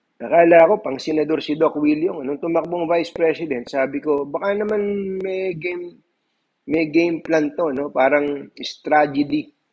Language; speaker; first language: Filipino; native; Filipino